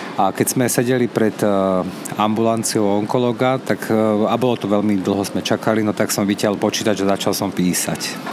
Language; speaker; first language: Slovak; native; Slovak